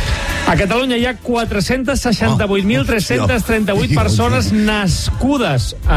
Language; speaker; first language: Catalan; native; Catalan